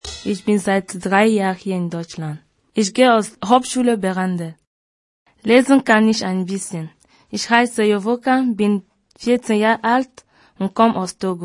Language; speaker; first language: German; early bilingual, other home language; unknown